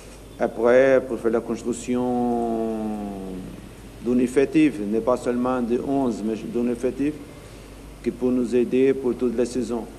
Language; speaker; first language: French; non-native, learner; Portuguese